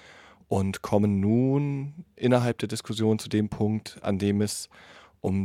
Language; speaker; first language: German; native; German